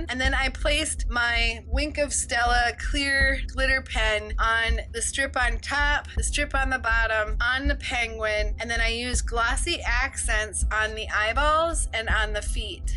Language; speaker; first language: English; native; English